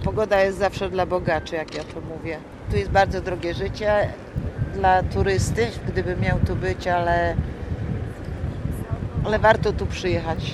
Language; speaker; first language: Polish; native; Polish